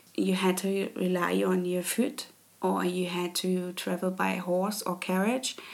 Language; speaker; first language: English; non-native, fluent; German